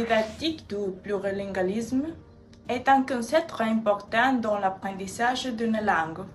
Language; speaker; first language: French; non-native, learner; Spanish